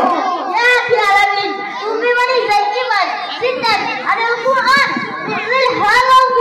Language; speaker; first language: Arabic; non-native, learner; Bangla